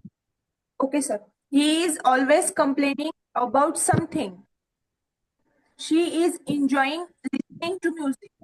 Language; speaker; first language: English; non-native, learner; Marathi